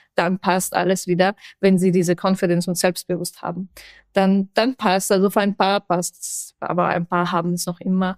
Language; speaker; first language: German; non-native, fluent; Persian